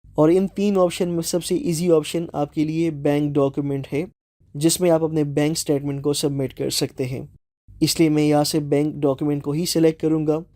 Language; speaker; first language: Urdu; non-native, local second language; Punjabi